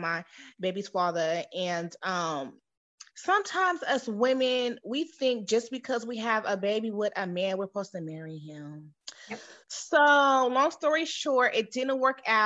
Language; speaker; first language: English; native; English